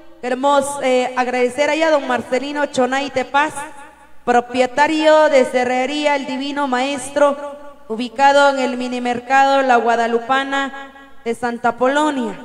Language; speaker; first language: Spanish; native; Spanish